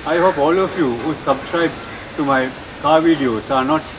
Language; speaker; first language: English; non-native, local second language; Sinhala